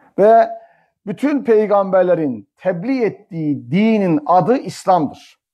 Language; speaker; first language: Turkish; native; Turkish